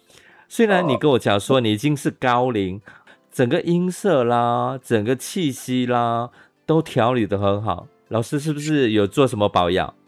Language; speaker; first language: Chinese; native; Chinese